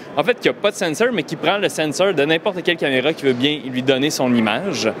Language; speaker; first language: French; native; French